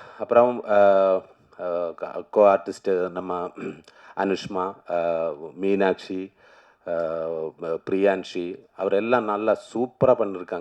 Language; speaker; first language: Tamil; non-native, learner; Malayalam